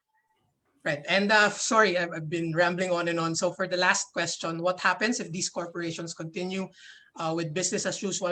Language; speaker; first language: English; non-native, local second language; Filipino